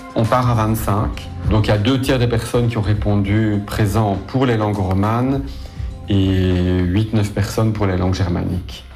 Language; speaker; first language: French; native; French